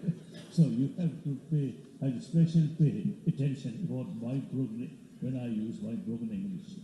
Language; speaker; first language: English; non-native, learner; Tibetan